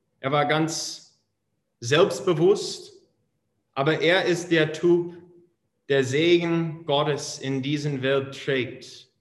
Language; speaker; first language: German; non-native, fluent; English